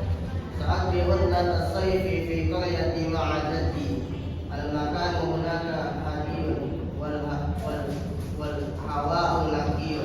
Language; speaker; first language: Arabic; non-native, learner; Indonesian